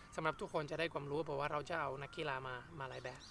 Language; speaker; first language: Thai; non-native, fluent; Spanish